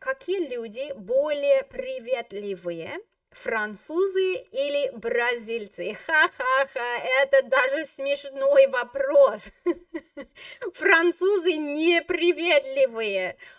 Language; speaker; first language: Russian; non-native, fluent; English